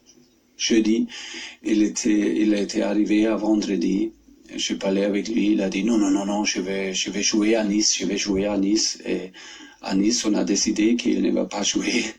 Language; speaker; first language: French; non-native, fluent; German